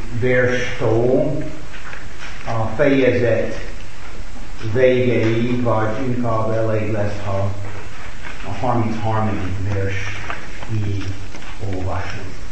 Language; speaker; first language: Hungarian; non-native, fluent; English